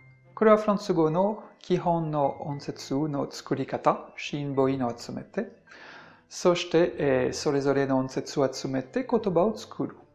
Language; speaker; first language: Japanese; non-native, fluent; French